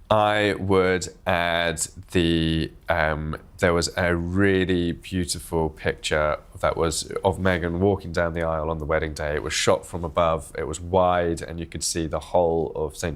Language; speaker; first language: English; native; English